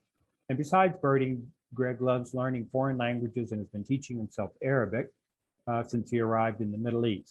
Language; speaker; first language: English; native; English